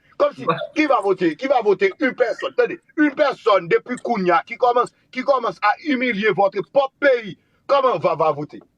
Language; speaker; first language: French; non-native, local second language; Haitian Creole